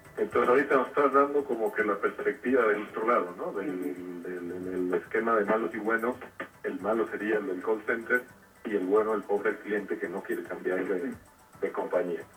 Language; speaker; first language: Spanish; native; Spanish